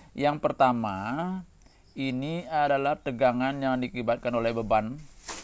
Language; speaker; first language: Indonesian; native; Indonesian